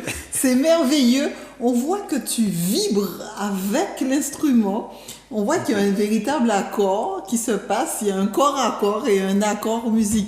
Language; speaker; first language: French; native; French